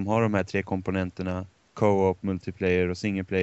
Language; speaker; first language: Swedish; native; Swedish